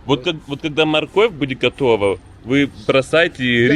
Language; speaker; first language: Russian; non-native, fluent; English